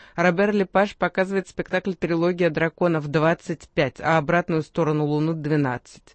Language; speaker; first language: Russian; native; Russian